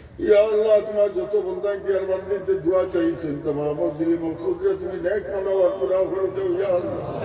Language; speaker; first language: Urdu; non-native, local second language; Bangla